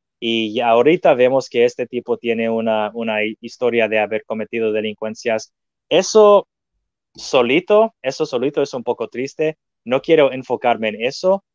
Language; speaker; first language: Spanish; non-native, fluent; English